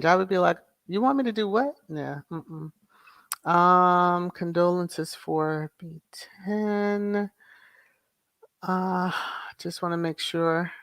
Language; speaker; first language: English; native; English